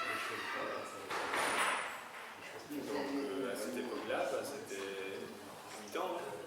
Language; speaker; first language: French; non-native, fluent; Spanish